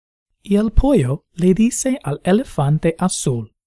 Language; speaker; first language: Spanish; non-native, fluent; English